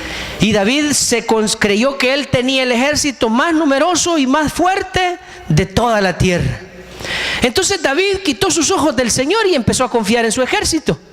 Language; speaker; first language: Spanish; native; Spanish